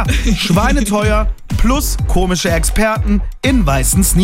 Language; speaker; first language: German; native; German